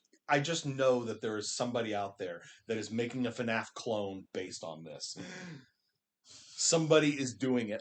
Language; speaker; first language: English; native; English